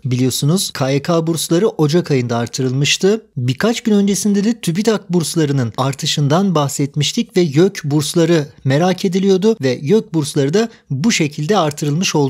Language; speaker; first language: Turkish; native; Turkish